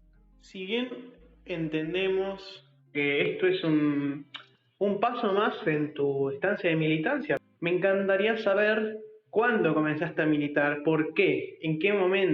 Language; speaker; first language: Spanish; native; Spanish